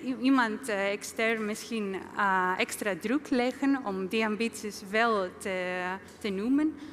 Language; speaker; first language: Dutch; non-native, fluent; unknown